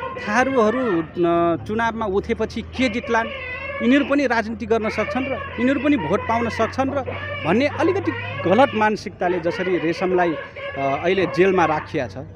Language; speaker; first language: Nepali; non-native, local second language; Dangaura Tharu